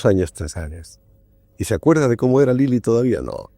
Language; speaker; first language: Spanish; native; Spanish